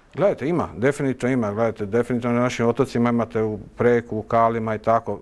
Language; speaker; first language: Croatian; native; Croatian